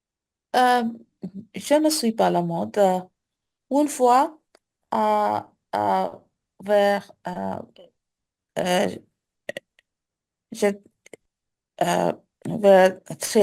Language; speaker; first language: French; non-native, learner; English